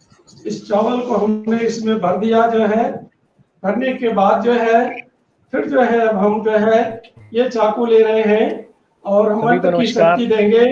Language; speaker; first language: Hindi; native; Hindi